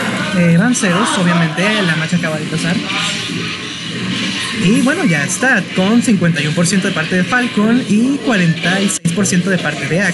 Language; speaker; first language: Spanish; native; Spanish